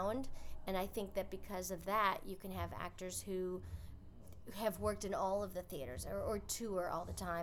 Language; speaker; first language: English; native; English